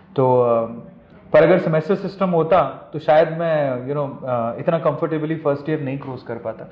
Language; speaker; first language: Hindi; native; Hindi